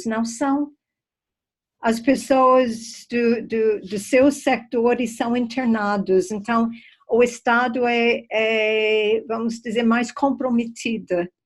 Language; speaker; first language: Portuguese; non-native, fluent; English